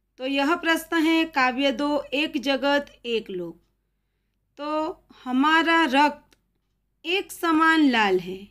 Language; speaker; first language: Hindi; non-native, local second language; Gujarati